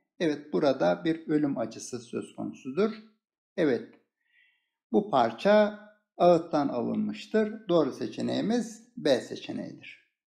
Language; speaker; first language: Turkish; native; Turkish